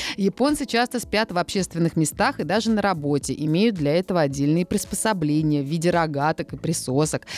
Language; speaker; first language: Russian; native; Russian